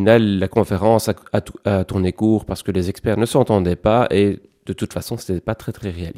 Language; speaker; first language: French; native; French